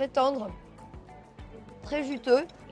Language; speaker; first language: French; native; French